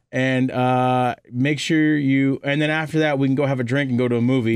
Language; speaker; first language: English; native; English